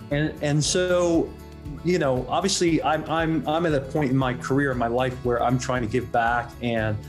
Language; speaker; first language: English; non-native, local second language; Cantonese